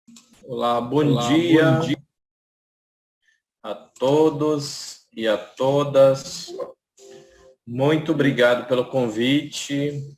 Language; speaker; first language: Portuguese; non-native, local second language; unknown